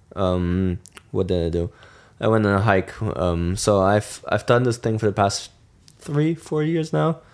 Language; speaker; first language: English; non-native, fluent; German